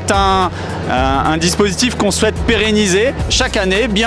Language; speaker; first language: French; native; French